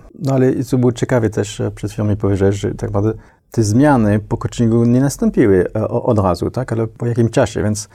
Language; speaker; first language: Polish; non-native, fluent; French